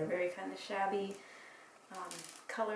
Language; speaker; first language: English; native; English